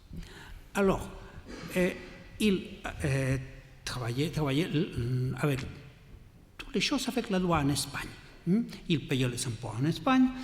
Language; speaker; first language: French; non-native, learner; Catalan